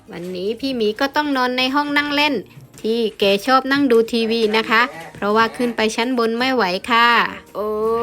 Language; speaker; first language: Thai; native; Thai